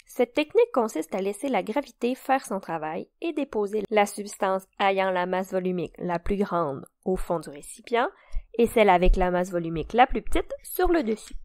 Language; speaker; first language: French; native; French